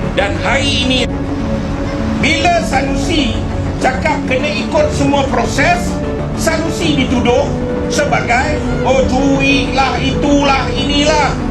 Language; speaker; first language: Malay; native; Malay